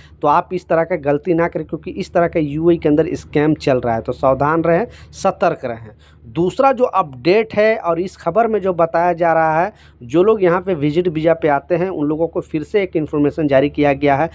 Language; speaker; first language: Hindi; native; Hindi